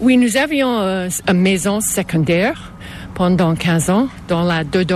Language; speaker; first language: French; non-native, fluent; English